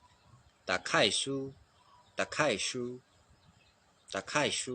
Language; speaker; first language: Chinese; non-native, fluent; Khmer